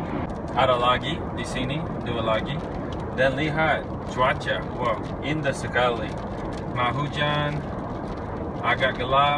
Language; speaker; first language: Indonesian; non-native, fluent; English